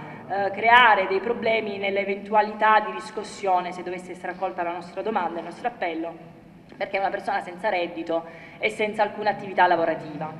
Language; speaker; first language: Italian; native; Italian